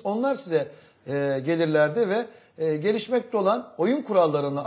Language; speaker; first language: Turkish; native; Turkish